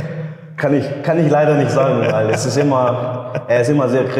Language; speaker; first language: German; early bilingual, heritage; English